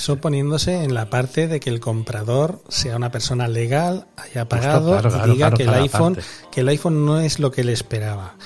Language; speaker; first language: Spanish; native; Spanish